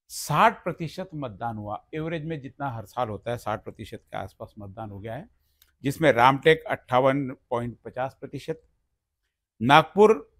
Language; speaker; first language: Hindi; non-native, local second language; Marathi